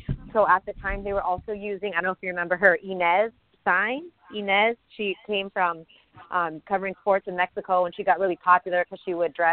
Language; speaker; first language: English; native; English